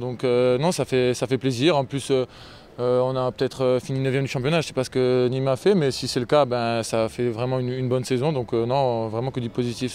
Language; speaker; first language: French; native; French